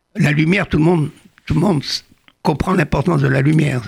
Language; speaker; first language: French; native; French